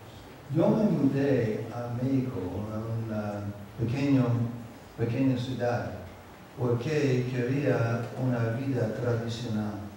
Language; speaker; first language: Spanish; non-native, fluent; English